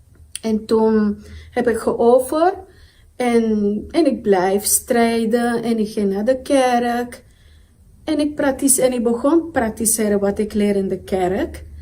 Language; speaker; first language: Dutch; non-native, local second language; Papiamento